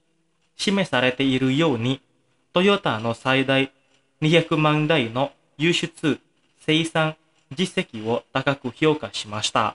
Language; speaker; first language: Japanese; non-native, fluent; Indonesian